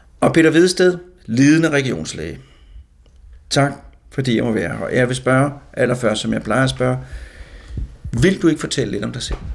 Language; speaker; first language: Danish; native; Danish